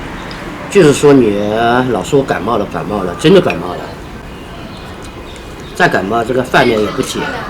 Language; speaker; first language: Chinese; native; Chinese